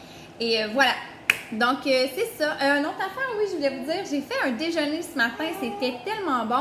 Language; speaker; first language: French; native; French